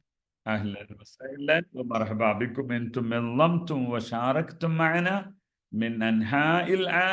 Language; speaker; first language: Arabic; non-native, fluent; Malayalam